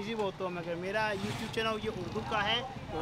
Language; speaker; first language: Hindi; non-native, learner; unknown